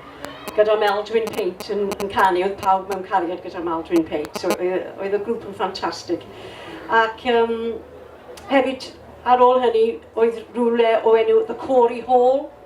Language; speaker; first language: Welsh; non-native, local second language; English